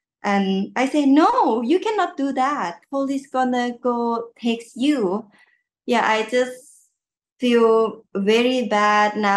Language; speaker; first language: English; non-native, learner; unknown